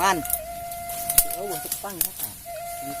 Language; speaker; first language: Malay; non-native, local second language; Sundanese